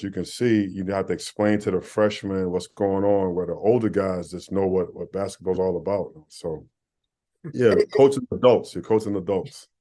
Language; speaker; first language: English; native; English